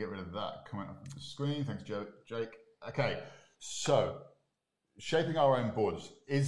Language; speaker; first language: English; native; English